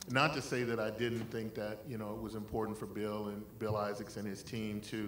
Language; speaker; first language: English; native; English